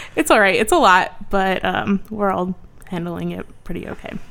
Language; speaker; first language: English; early bilingual, other home language; Ukrainian